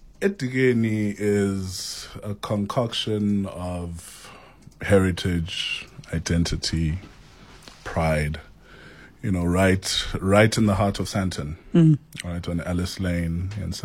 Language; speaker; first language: English; non-native, local second language; Xhosa